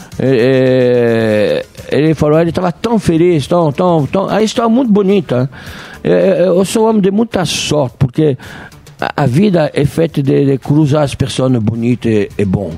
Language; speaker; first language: Portuguese; non-native, fluent; French